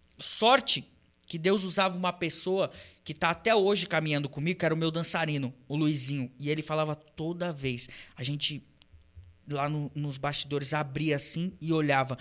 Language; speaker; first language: Portuguese; native; Portuguese